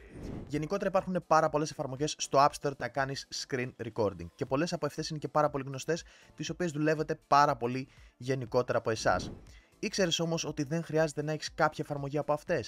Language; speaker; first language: Greek; native; Greek